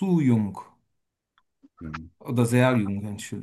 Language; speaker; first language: German; non-native, learner; Turkish